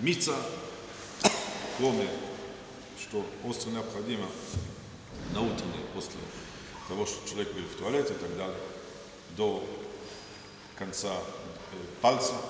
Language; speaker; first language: Russian; non-native, fluent; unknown